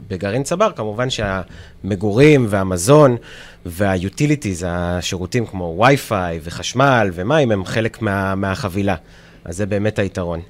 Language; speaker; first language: Hebrew; native; Hebrew